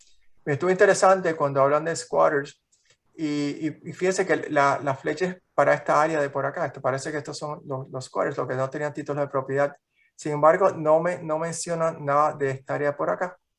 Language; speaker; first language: Spanish; native; Spanish